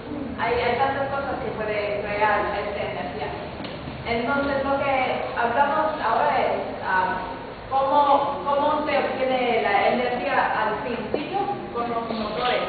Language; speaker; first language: Spanish; non-native, fluent; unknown